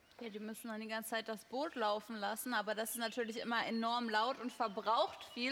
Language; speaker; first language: German; native; German